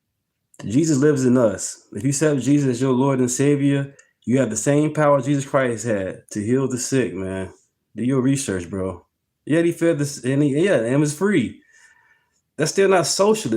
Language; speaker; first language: English; native; English